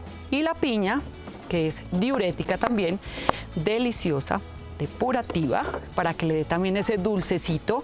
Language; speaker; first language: Spanish; native; Spanish